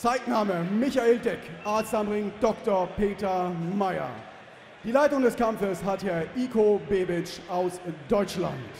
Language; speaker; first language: German; native; German